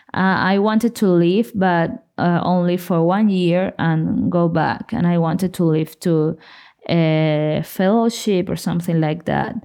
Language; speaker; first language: English; non-native, fluent; Spanish